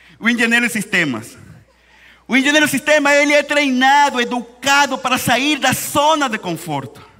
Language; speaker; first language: Portuguese; non-native, fluent; Spanish